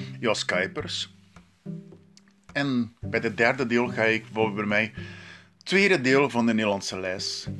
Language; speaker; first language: Dutch; non-native, learner; Portuguese